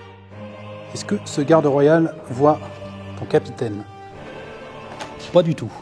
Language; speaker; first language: French; native; French